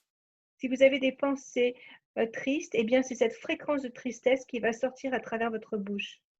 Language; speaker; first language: French; native; French